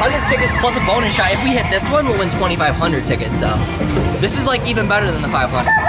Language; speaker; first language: English; native; English